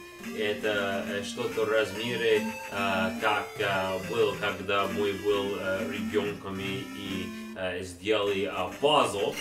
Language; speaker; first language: Russian; non-native, learner; English